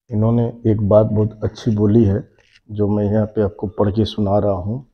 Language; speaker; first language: Hindi; non-native, local second language; Bangla